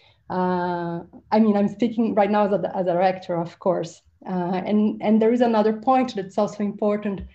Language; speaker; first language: English; non-native, fluent; Portuguese